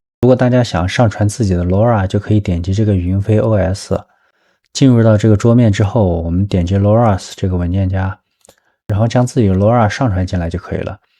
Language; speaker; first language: Chinese; native; Chinese